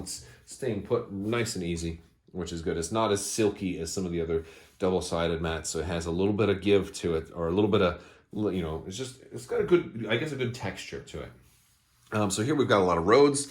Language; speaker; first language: English; native; English